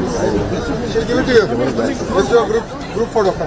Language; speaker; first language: English; non-native, local second language; Telugu